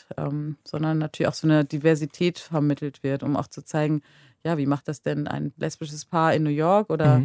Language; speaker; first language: German; native; German